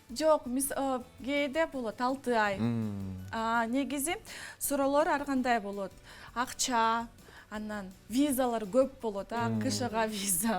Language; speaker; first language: Kyrgyz; non-native, local second language; Russian